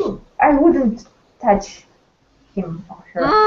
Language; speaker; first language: English; non-native, learner; Russian